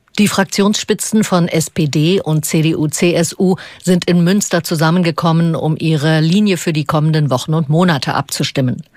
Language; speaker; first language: German; native; German